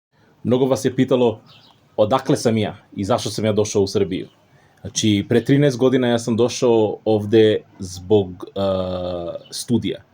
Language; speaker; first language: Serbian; non-native, fluent; English